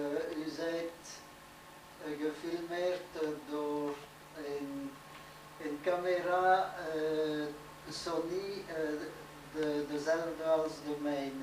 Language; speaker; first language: Dutch; non-native, learner; French